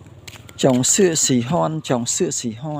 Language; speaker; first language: Chinese; non-native, learner; Khmer